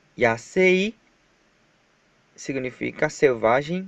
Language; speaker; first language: Portuguese; non-native, fluent; Japanese